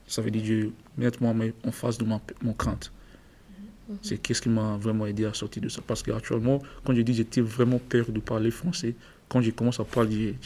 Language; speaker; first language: French; non-native, learner; English